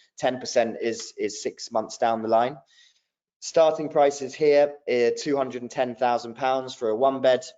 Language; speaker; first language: English; native; English